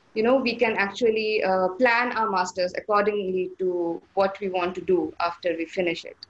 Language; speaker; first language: English; non-native, local second language; Hindi